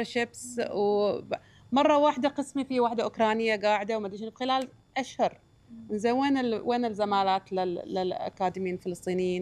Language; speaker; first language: Arabic; native; Arabic